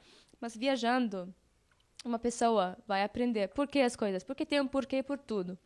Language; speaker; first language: Portuguese; non-native, fluent; Arabic